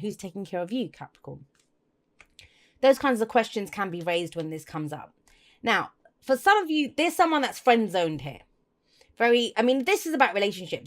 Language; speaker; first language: English; native; English